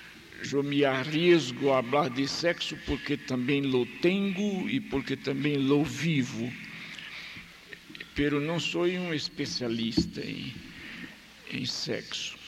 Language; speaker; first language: Spanish; non-native, fluent; Portuguese